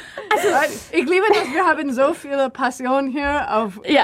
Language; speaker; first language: German; non-native, learner; English